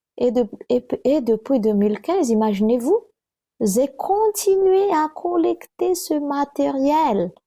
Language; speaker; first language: French; non-native, local second language; Malagasy